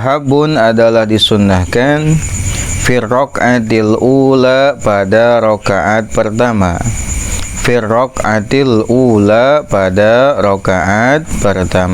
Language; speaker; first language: Indonesian; non-native, local second language; Sundanese